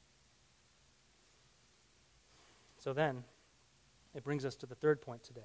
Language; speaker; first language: English; native; English